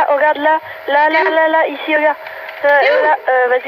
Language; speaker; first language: French; native; French